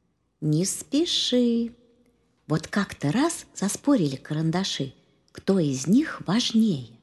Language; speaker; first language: Russian; native; Russian